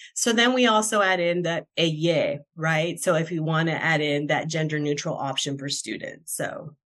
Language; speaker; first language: English; non-native, fluent; Spanish